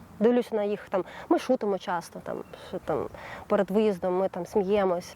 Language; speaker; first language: Ukrainian; native; Ukrainian